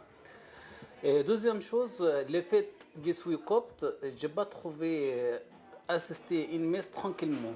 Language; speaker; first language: French; non-native, learner; Arabic